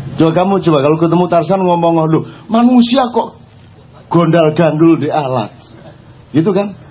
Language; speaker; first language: Indonesian; non-native, local second language; Javanese